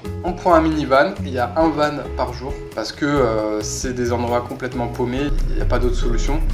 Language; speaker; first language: French; native; French